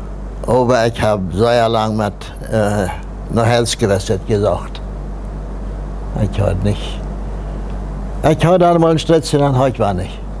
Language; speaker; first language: German; non-native, local second language; Plautdietsch